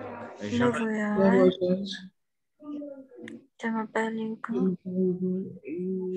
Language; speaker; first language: French; non-native, learner; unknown